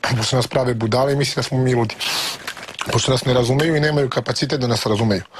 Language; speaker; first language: Bosnian; early bilingual, heritage; Serbian